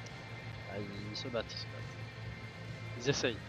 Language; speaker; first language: French; native; French